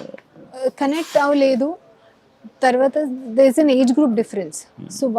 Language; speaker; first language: Telugu; non-native, learner; Hindi